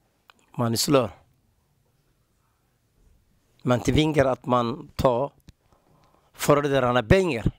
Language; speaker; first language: Swedish; non-native, learner; Somali